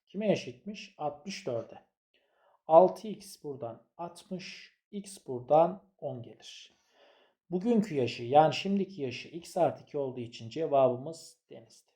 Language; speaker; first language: Turkish; native; Turkish